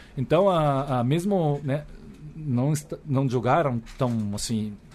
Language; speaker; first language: Portuguese; non-native, fluent; Japanese